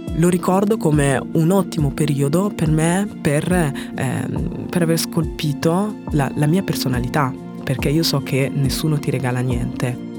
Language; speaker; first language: Italian; early bilingual, other home language; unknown